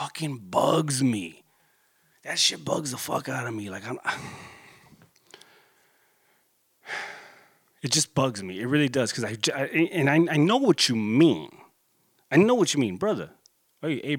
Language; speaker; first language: English; native; English